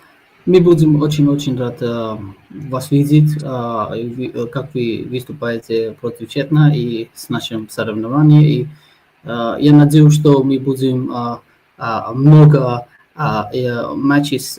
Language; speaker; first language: Russian; non-native, learner; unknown